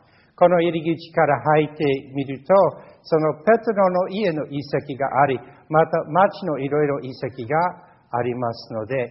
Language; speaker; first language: Japanese; non-native, fluent; English